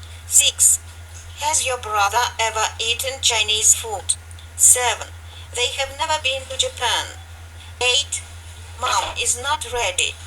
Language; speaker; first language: English; non-native, fluent; Ukrainian